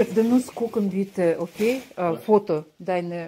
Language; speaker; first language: German; non-native, learner; Russian